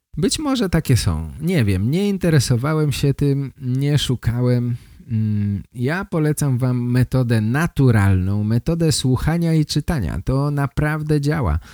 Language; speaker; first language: Polish; native; Polish